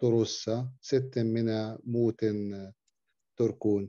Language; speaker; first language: Finnish; non-native, learner; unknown